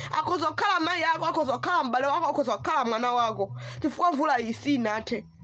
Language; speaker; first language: Nyanja; non-native, local second language; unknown